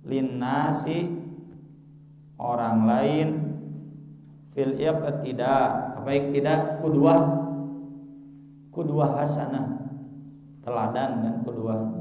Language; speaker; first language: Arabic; non-native, fluent; Sundanese